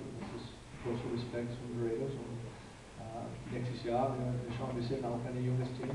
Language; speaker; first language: German; non-native, fluent; English